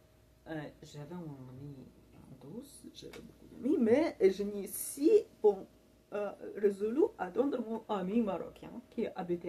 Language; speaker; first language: French; non-native, learner; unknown